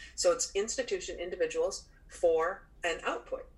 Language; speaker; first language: English; native; English